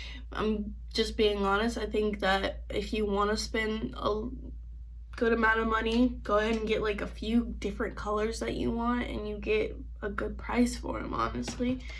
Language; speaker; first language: English; native; English